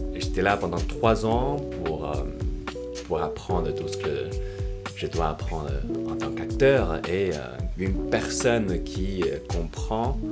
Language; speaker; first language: French; non-native, fluent; Chinese